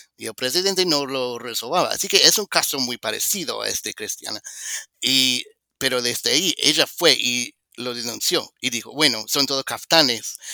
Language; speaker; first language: Spanish; non-native, fluent; English